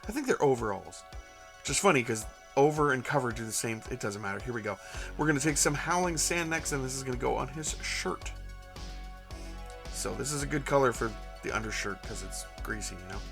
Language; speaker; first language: English; native; English